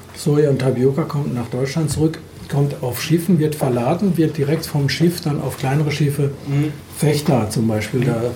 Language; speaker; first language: German; native; German